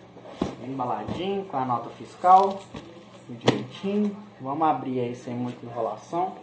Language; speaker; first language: Portuguese; native; Portuguese